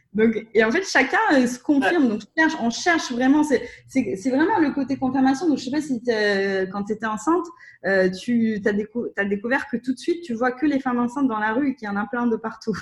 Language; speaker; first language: French; non-native, fluent; Russian